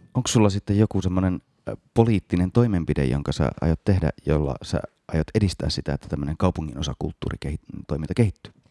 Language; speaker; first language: Finnish; native; Finnish